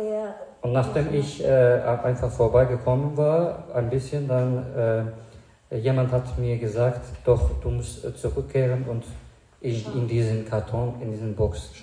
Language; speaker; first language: German; non-native, fluent; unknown